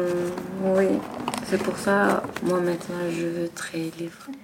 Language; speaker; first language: French; non-native, learner; Turkish